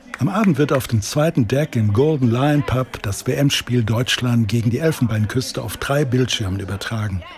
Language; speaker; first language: German; native; German